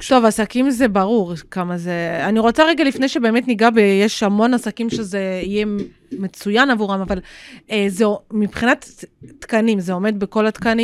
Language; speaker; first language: Hebrew; native; Hebrew